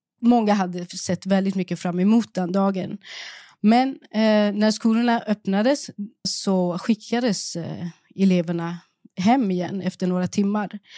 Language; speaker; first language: Swedish; early bilingual, other home language; Persian